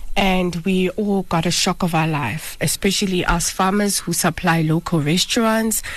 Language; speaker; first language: English; non-native, local second language; Zulu